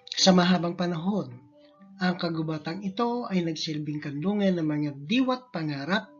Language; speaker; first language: Filipino; native; Filipino